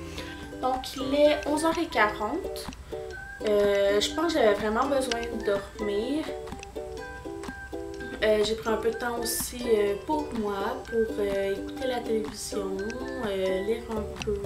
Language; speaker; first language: French; native; French